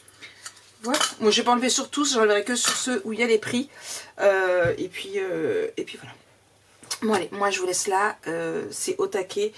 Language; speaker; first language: French; native; French